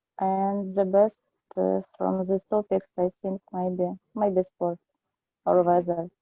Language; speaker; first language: English; non-native, learner; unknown